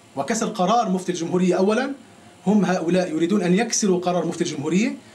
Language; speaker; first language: Arabic; native; Arabic